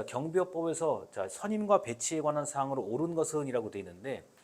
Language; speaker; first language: Korean; native; Korean